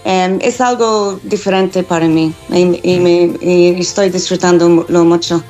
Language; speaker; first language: Spanish; non-native, fluent; English